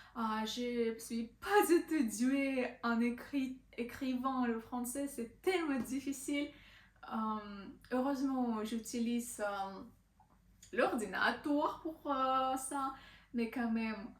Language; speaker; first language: French; non-native, learner; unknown